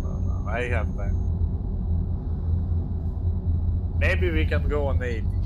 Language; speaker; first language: English; non-native, learner; Lithuanian